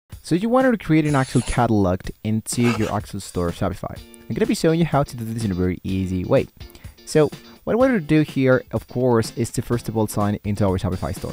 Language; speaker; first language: English; non-native, fluent; Spanish